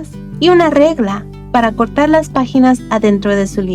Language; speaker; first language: Spanish; early bilingual, other home language; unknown